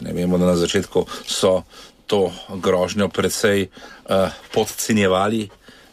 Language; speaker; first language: Slovenian; native; Slovenian